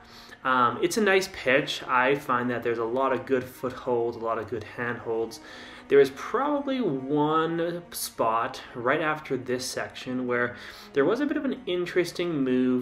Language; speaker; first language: English; native; English